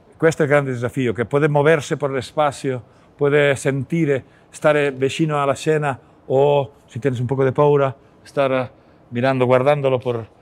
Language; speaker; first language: Italian; non-native, learner; Catalan